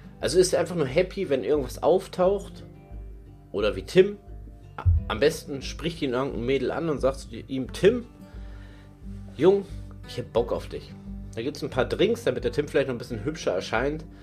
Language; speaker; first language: German; native; German